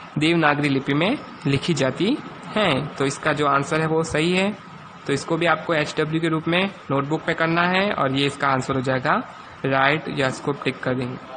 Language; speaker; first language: Hindi; native; Hindi